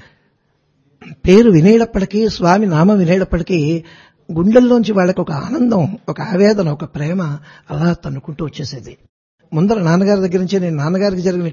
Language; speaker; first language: Telugu; native; Telugu